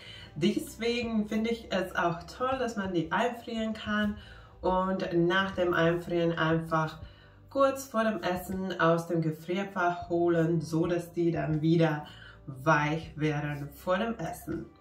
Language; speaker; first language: German; non-native, fluent; Finnish